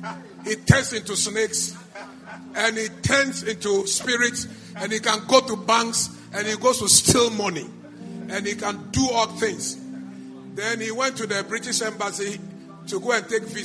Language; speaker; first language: English; non-native, local second language; Akan